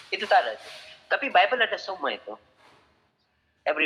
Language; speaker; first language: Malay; non-native, learner; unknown